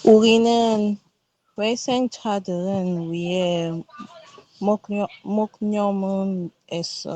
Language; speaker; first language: Korean; non-native, learner; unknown